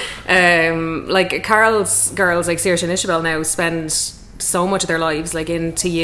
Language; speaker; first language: English; native; English